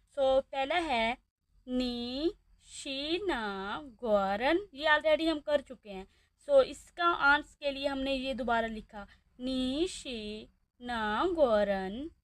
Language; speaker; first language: Urdu; native; Urdu